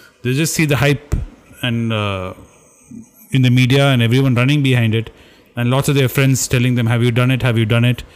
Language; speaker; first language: English; non-native, local second language; Tamil